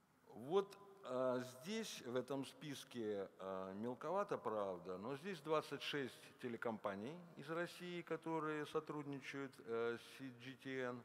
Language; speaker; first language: Russian; native; Russian